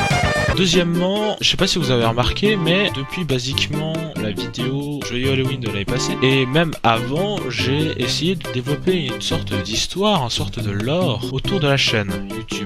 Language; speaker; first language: French; native; French